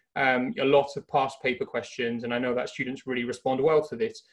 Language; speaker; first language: English; native; English